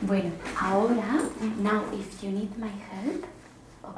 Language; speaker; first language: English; non-native, fluent; Spanish